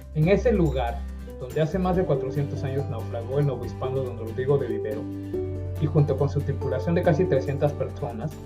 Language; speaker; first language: Spanish; native; Spanish